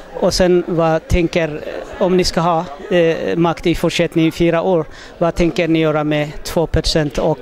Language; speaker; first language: Swedish; non-native, fluent; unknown